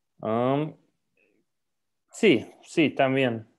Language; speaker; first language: Spanish; non-native, learner; English